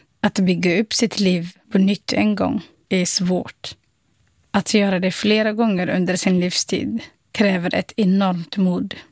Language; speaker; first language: Swedish; non-native, fluent; Somali